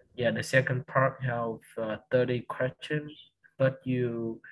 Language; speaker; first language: English; non-native, learner; Vietnamese